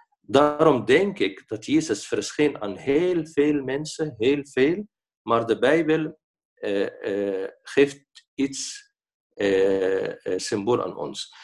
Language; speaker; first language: Dutch; non-native, fluent; Arabic